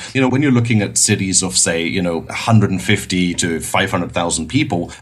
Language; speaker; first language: English; non-native, fluent; German